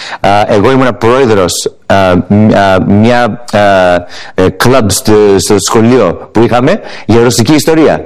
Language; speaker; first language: Greek; early bilingual, heritage; English